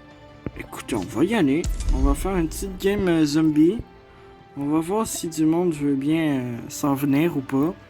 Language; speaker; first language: French; native; French